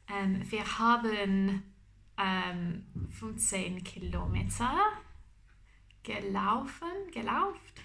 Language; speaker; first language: German; non-native, learner; English